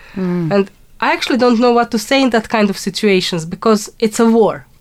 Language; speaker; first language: English; non-native, fluent; Croatian